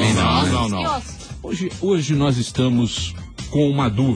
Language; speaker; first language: Portuguese; native; Portuguese